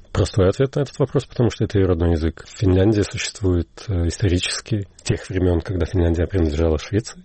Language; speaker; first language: Russian; native; Russian